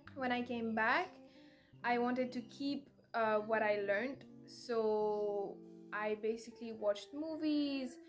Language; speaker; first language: English; non-native, fluent; French